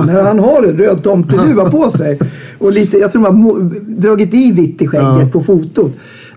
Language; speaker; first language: Swedish; native; Swedish